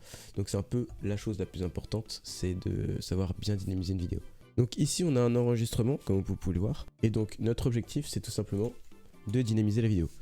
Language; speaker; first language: French; native; French